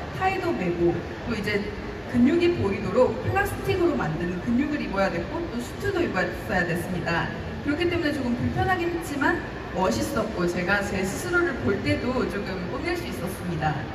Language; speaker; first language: Korean; native; Korean